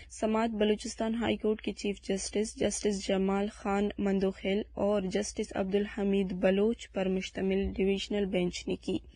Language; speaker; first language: Urdu; non-native, local second language; Baluchi